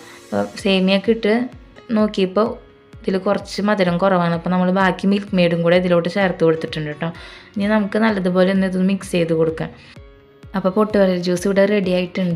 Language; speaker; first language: Malayalam; native; Malayalam